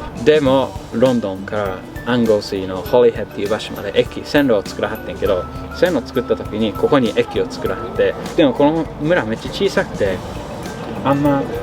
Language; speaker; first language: Japanese; early bilingual, other home language; English